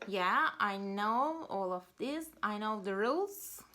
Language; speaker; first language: English; non-native, learner; Turkish